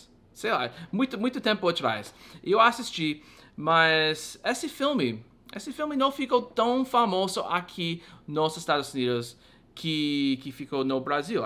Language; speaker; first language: Portuguese; non-native, fluent; English